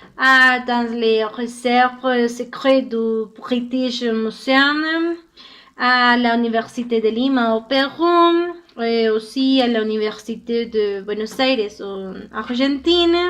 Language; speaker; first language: French; non-native, learner; Spanish